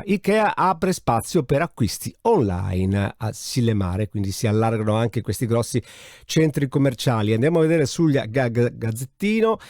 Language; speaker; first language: Italian; native; Italian